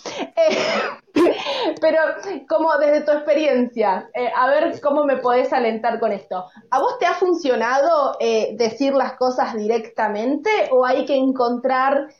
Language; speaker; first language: Spanish; native; Spanish